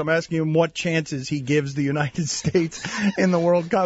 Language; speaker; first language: English; early bilingual, other home language; Spanish